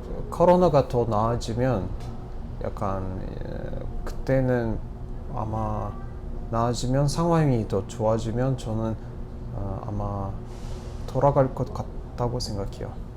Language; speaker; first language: Korean; non-native, fluent; Uzbek